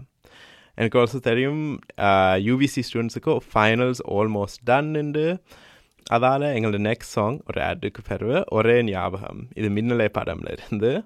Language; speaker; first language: Tamil; early bilingual, heritage; Tamil